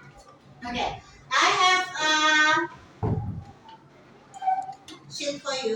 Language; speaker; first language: English; non-native, learner; Indonesian